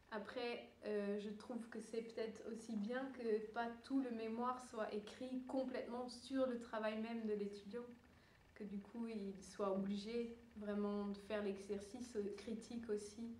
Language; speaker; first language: French; early bilingual, other home language; Dutch